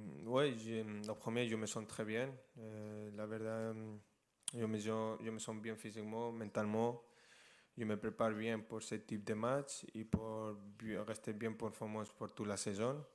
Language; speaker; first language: French; non-native, fluent; Spanish